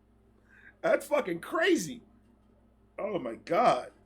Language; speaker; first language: English; native; English